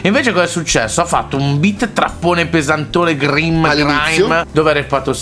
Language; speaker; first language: Italian; native; Italian